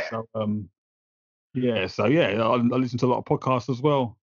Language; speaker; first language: English; native; English